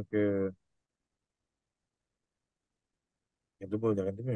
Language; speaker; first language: French; native; French